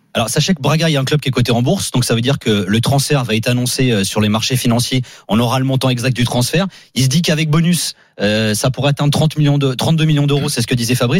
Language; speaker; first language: French; native; French